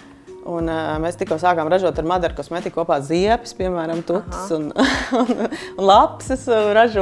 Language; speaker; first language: Latvian; native; Latvian